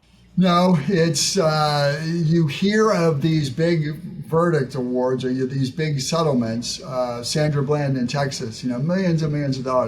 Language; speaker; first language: English; native; English